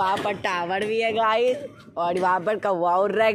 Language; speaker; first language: Hindi; native; Hindi